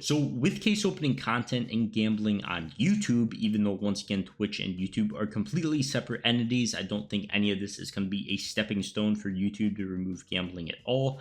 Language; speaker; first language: English; native; English